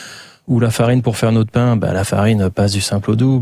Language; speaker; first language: French; native; French